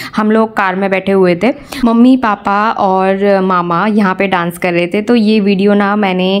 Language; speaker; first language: Hindi; non-native, local second language; Bangla